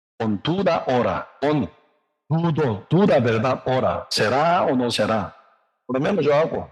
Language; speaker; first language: Spanish; non-native, learner; Korean